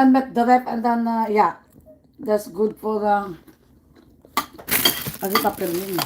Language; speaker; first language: Dutch; non-native, learner; Filipino